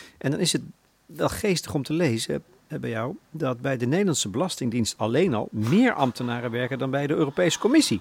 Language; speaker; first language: Dutch; native; Dutch